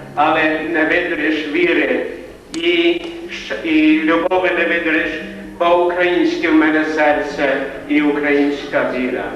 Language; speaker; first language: Ukrainian; native; Ukrainian